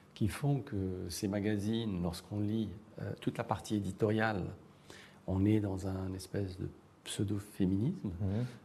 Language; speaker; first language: French; non-native, local second language; Arabic